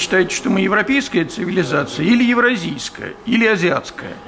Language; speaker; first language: Russian; native; Russian